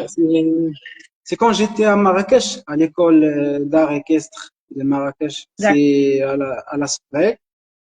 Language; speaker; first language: French; non-native, local second language; Arabic